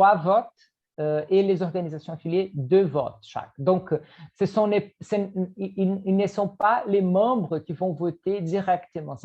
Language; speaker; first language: French; non-native, fluent; Portuguese